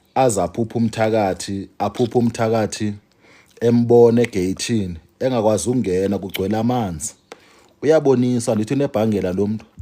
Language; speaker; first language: Zulu; non-native, local second language; Xhosa